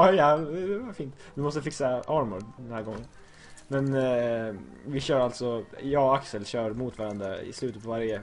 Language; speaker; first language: Swedish; native; Swedish